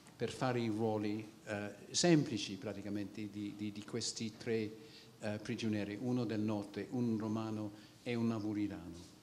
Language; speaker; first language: Italian; non-native, fluent; English